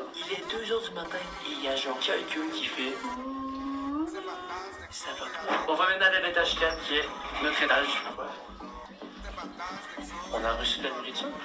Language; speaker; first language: French; native; French